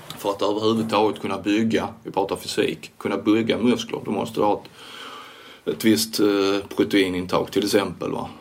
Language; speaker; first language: Swedish; native; Swedish